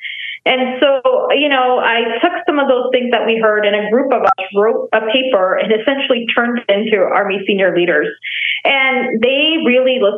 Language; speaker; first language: English; non-native, local second language; Nepali